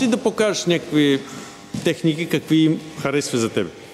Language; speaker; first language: Bulgarian; non-native, learner; Russian